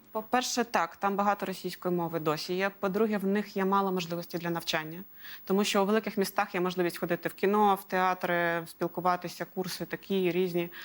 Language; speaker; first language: Ukrainian; non-native, local second language; Russian